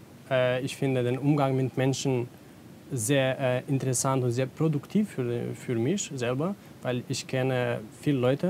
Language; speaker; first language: German; non-native, learner; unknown